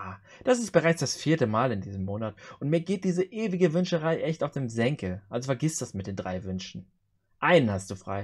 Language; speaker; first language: German; native; German